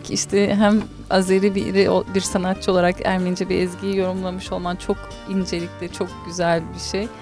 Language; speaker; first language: Turkish; native; Turkish